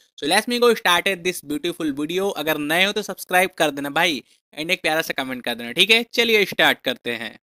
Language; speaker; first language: Hindi; native; Hindi